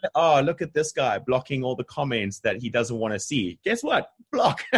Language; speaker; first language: English; native; English